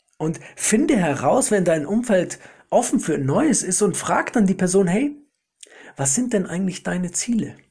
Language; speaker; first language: German; native; German